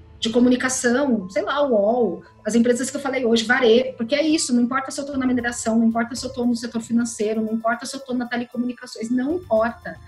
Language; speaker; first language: Portuguese; native; Portuguese